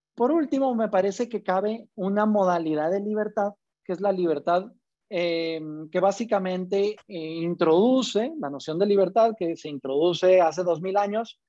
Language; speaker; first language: Spanish; native; Spanish